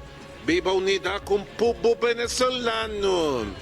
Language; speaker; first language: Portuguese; non-native, learner; Spanish